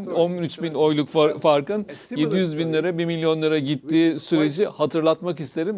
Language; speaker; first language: Turkish; native; Turkish